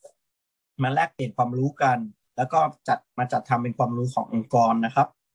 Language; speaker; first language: Thai; native; Thai